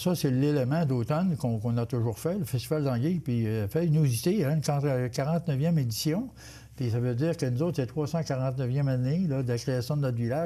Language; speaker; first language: French; native; French